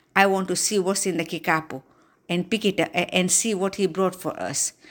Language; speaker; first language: English; non-native, local second language; Gujarati